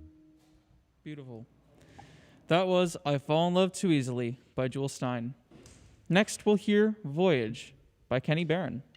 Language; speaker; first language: English; native; English